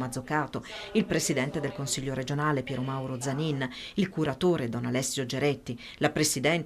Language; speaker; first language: Italian; native; Italian